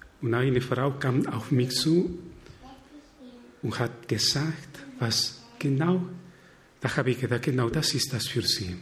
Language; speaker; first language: German; non-native, fluent; Spanish